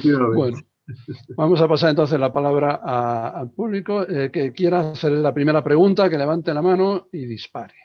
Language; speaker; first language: Spanish; native; Spanish